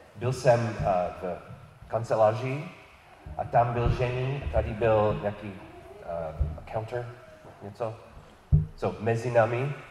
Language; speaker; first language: Czech; non-native, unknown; English